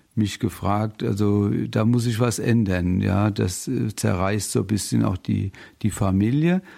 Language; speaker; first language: German; native; German